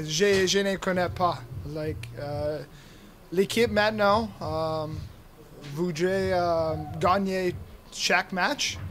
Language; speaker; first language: French; non-native, learner; English